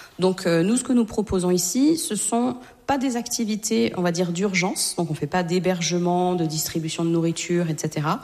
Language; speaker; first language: French; native; French